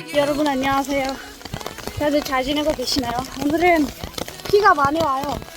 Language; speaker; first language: Korean; non-native, fluent; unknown